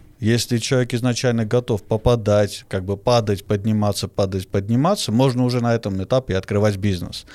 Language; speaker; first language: Russian; non-native, fluent; Armenian